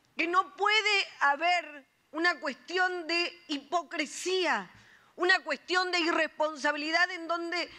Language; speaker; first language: Spanish; native; Spanish